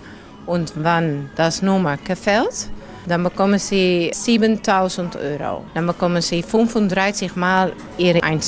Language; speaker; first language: German; non-native, learner; Dutch